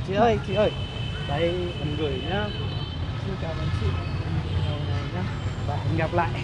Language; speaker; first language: Vietnamese; non-native, learner; Polish